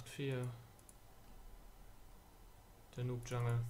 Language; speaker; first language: German; native; German